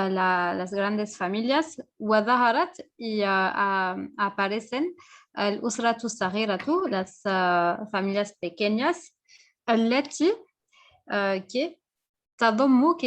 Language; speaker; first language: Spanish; non-native, fluent; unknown